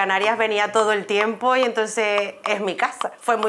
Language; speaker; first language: Spanish; native; Spanish